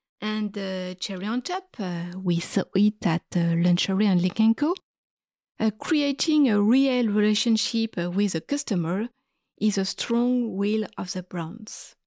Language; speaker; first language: English; non-native, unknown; French